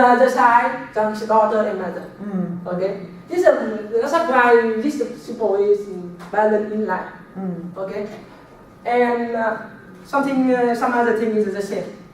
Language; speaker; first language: English; non-native, learner; Vietnamese